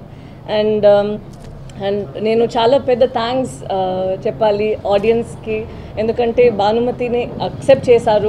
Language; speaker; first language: Telugu; non-native, learner; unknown